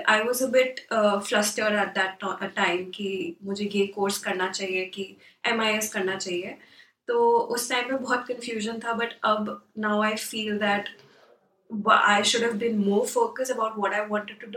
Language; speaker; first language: English; non-native, local second language; Hindi